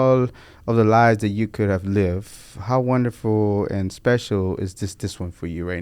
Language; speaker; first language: English; early bilingual, other home language; Spanish